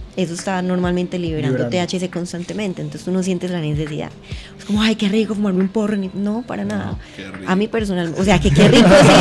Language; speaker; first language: Spanish; native; Spanish